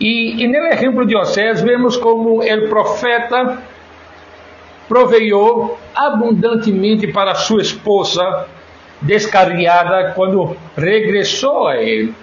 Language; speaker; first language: Spanish; non-native, fluent; Portuguese